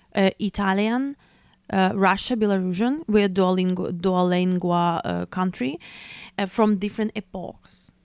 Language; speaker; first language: English; non-native, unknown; Russian